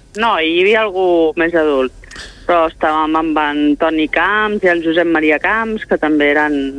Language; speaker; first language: Catalan; native; Catalan